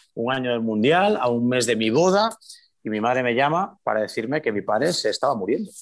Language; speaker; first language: Spanish; native; Spanish